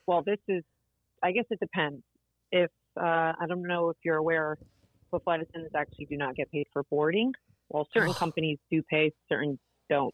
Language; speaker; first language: English; early bilingual, other home language; Portuguese